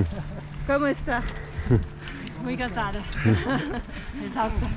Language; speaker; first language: Spanish; non-native, learner; Russian